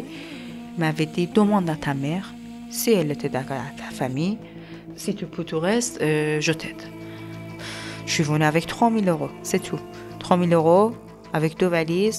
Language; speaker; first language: French; non-native, learner; Persian